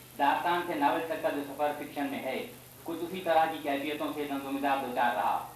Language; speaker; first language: Urdu; native; Urdu